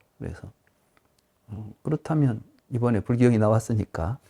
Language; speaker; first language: Korean; native; Korean